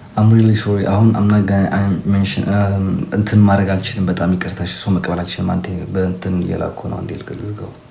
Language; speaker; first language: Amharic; non-native, local second language; Tigrinya